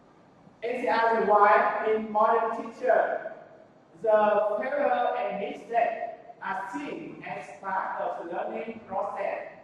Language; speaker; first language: English; non-native, learner; Vietnamese